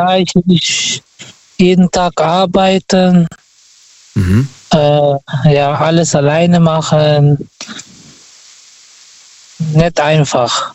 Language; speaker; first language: German; non-native, learner; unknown